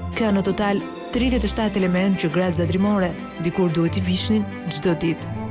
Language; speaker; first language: Albanian; native; Albanian